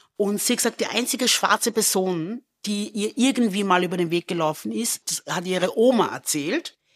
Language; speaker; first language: German; native; German